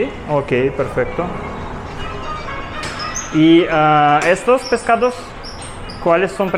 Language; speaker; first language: Spanish; non-native, learner; Russian